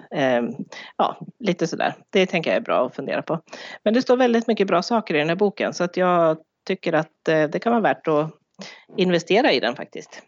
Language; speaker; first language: Swedish; native; Swedish